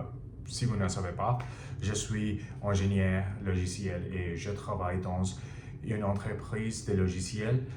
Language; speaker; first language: French; non-native, learner; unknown